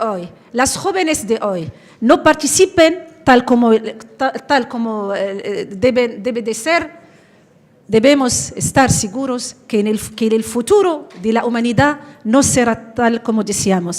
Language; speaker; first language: Spanish; non-native, fluent; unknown